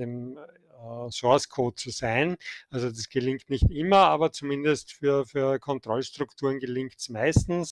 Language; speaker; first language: German; native; German